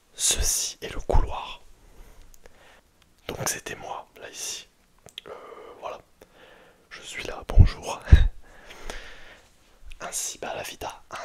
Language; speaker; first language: French; native; French